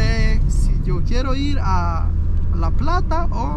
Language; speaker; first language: Spanish; non-native, learner; English